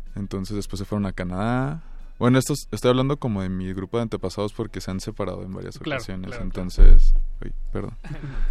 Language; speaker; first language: Spanish; native; Spanish